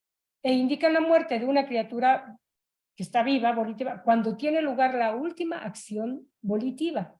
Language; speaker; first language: Spanish; native; Spanish